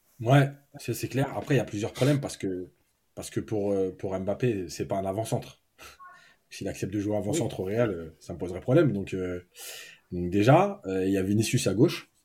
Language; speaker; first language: French; native; French